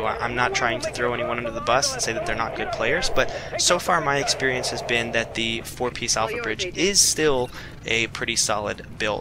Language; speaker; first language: English; native; English